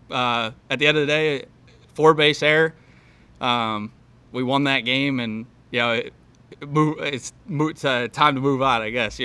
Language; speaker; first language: English; native; English